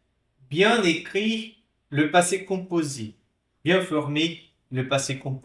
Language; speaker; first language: French; non-native, fluent; Portuguese